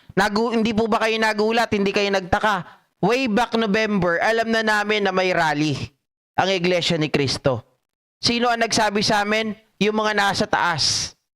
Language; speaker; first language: Filipino; non-native, local second language; Iloko